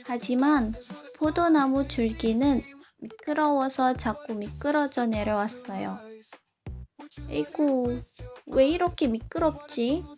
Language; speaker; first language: Korean; non-native, learner; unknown